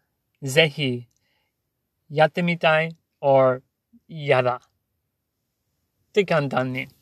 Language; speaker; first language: Japanese; non-native, learner; English